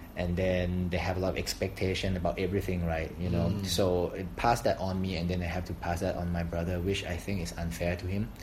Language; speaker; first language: English; non-native, fluent; Thai